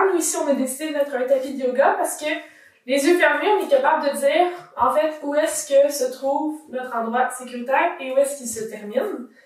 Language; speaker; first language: French; native; French